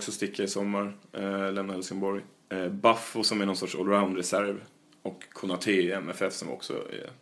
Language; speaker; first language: Swedish; native; Swedish